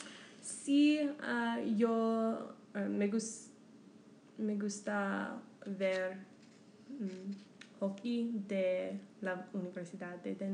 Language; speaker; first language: Spanish; non-native, learner; English